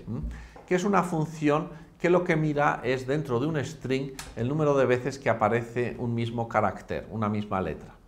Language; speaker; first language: Spanish; native; Spanish